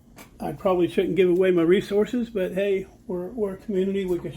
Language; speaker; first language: English; native; English